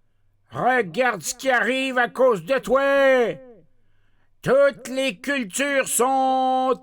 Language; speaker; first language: French; native; French